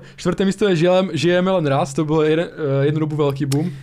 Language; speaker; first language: Czech; early bilingual, other home language; Slovak